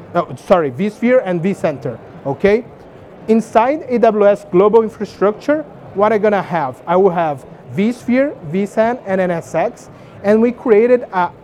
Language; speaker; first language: English; non-native, fluent; Portuguese